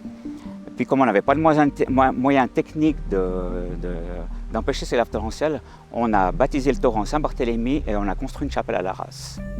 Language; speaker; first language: French; native; French